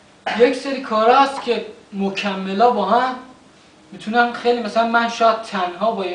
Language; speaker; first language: Persian; native; Persian